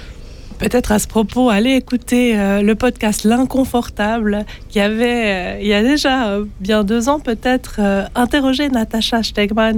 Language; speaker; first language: French; native; French